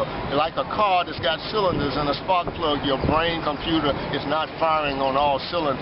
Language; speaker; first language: English; native; English